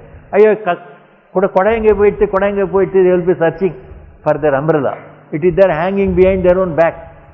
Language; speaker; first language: English; non-native, local second language; Tamil